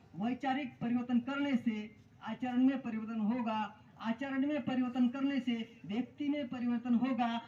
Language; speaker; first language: Hindi; non-native, local second language; Marathi